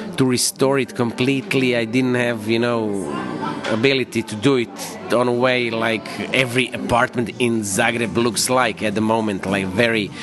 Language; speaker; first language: English; non-native, fluent; Croatian